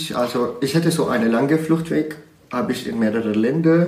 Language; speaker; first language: German; non-native, learner; Arabic